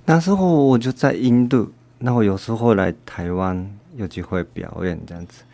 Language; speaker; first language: Chinese; non-native, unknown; Japanese